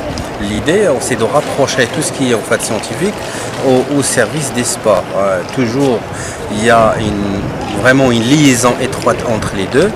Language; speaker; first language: French; non-native, local second language; Arabic